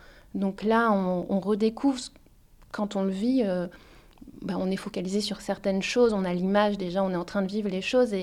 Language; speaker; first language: French; native; French